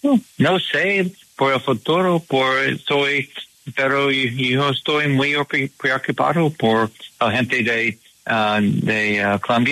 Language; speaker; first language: Spanish; non-native, learner; English